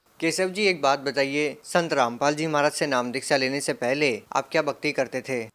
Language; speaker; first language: Hindi; native; Hindi